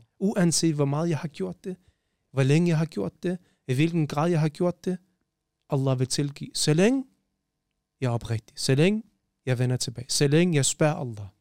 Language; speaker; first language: Danish; early bilingual, other home language; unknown